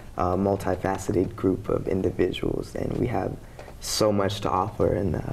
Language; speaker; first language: English; native; English